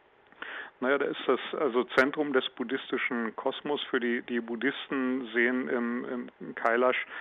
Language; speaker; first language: German; native; German